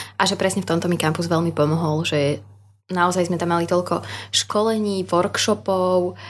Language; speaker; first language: Slovak; native; Slovak